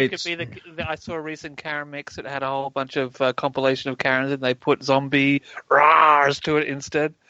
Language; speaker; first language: English; native; English